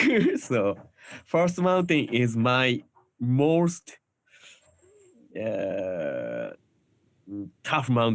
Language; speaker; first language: English; non-native, learner; Japanese